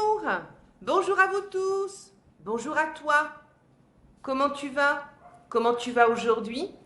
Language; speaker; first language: French; non-native, fluent; Spanish